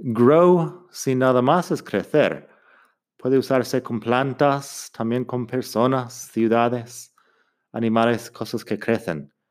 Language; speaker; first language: Spanish; non-native, fluent; English